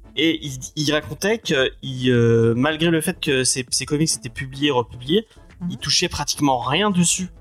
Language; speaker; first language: French; native; French